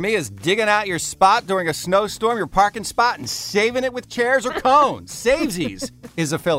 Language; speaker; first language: English; native; English